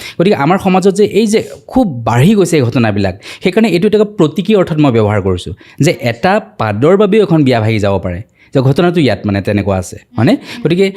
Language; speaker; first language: Assamese; native; Assamese